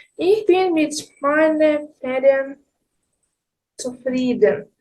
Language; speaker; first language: German; non-native, fluent; Ukrainian